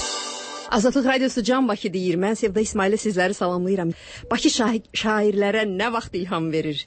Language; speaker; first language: Azerbaijani; native; Azerbaijani